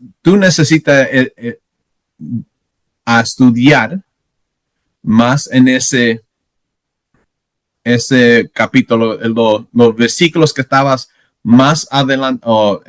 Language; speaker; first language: Spanish; non-native, learner; English